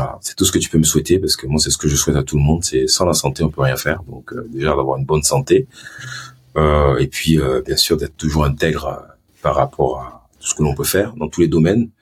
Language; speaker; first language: French; early bilingual, other home language; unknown